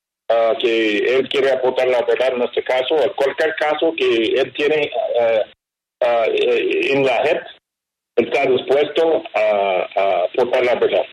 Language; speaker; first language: Spanish; non-native, fluent; English